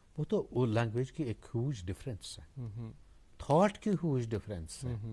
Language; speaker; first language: Urdu; non-native, local second language; Kashmiri